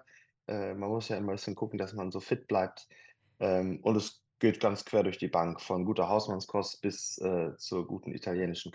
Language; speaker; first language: German; native; German